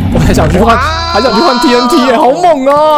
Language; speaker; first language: Chinese; native; Chinese